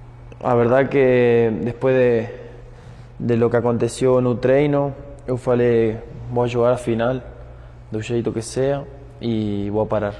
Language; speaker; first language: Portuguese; non-native, fluent; Spanish